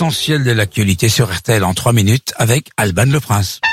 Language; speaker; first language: French; native; French